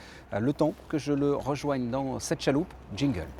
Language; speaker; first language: French; native; French